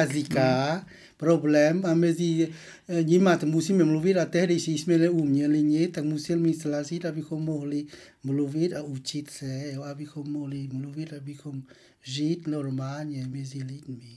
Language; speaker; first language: Czech; non-native, learner; Vietnamese